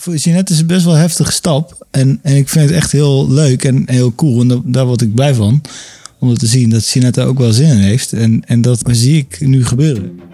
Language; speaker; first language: Dutch; native; Dutch